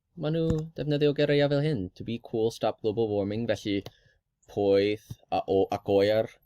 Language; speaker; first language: Welsh; non-native, learner; English